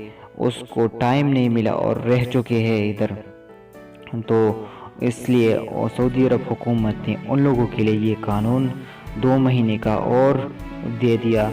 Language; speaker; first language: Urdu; non-native, local second language; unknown